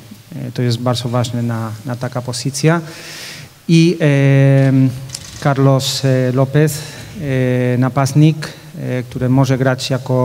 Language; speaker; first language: Polish; non-native, fluent; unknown